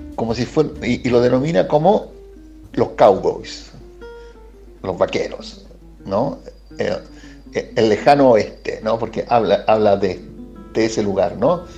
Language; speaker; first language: Spanish; native; Spanish